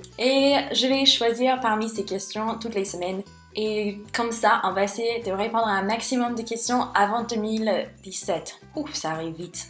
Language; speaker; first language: French; non-native, fluent; English